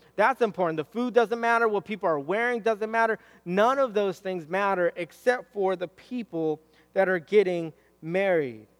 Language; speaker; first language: English; native; English